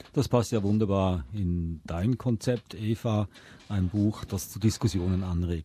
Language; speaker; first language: German; native; German